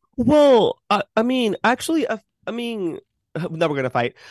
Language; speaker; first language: English; early bilingual, other home language; Spanish